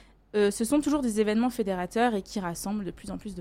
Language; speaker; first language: French; native; French